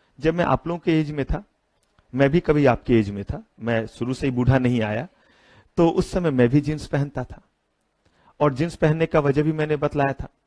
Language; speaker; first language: Hindi; native; Hindi